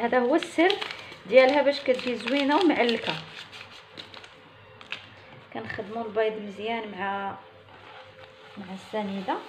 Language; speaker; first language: Arabic; native; Arabic